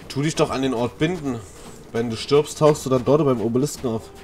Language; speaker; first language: German; native; German